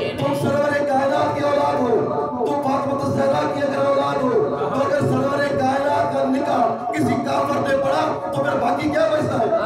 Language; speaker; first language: Urdu; non-native, local second language; Sindhi